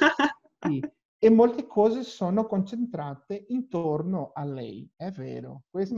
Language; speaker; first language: Italian; non-native, learner; Portuguese